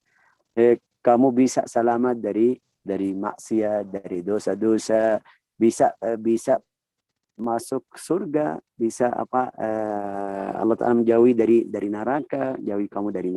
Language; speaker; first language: Indonesian; non-native, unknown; Arabic